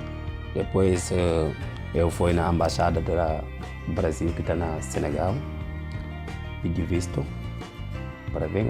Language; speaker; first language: Portuguese; non-native, learner; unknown